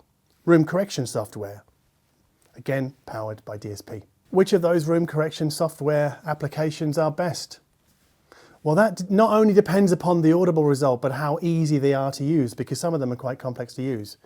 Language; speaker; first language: English; native; English